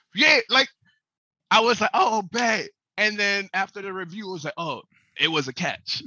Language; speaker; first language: English; early bilingual, other home language; Spanish